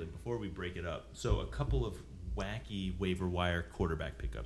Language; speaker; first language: English; native; English